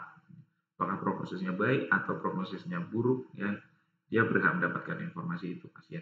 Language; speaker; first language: Indonesian; native; Indonesian